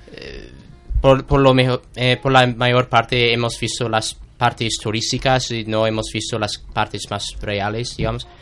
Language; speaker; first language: Spanish; non-native, fluent; English